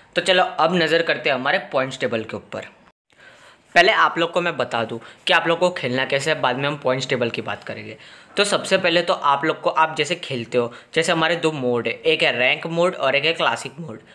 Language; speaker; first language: Hindi; non-native, local second language; Gujarati